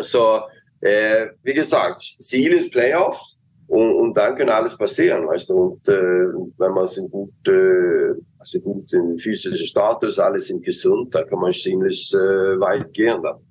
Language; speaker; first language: German; non-native, fluent; Swedish